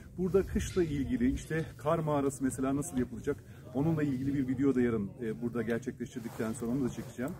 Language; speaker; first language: Turkish; native; Turkish